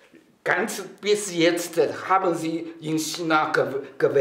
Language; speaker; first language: German; non-native, learner; Chinese